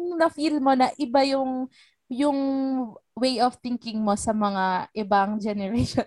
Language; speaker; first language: Filipino; native; Filipino